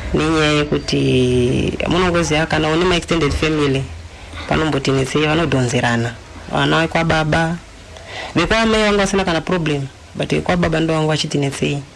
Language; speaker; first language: Shona; non-native, fluent; Luba-Lulua